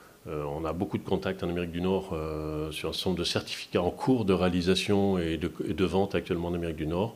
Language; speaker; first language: French; native; French